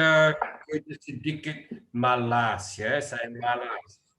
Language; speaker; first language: Indonesian; non-native, learner; English